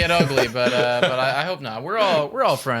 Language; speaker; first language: English; native; English